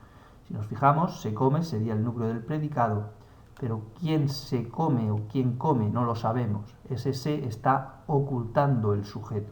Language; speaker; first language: Spanish; native; Spanish